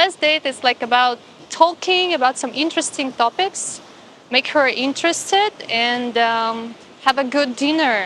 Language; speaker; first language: English; non-native, fluent; Russian